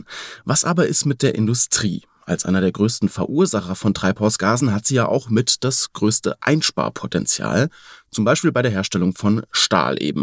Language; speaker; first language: German; native; German